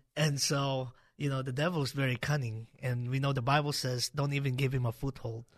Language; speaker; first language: English; non-native, local second language; Filipino